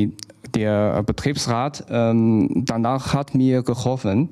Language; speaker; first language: German; non-native, fluent; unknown